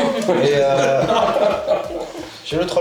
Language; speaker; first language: French; native; French